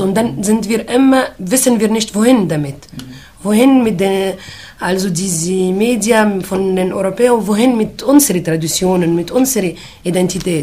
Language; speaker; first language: German; non-native, fluent; Arabic